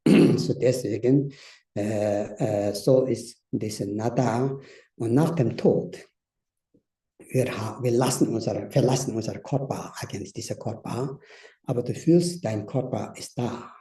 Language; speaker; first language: German; non-native, learner; Tibetan